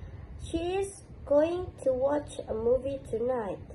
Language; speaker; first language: English; non-native, learner; Indonesian